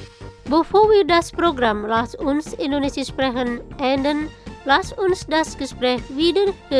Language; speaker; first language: German; non-native, fluent; Indonesian